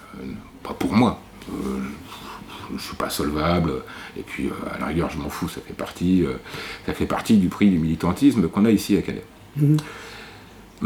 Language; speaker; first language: French; native; French